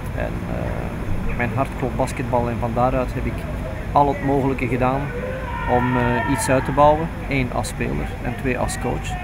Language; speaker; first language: Dutch; native; Dutch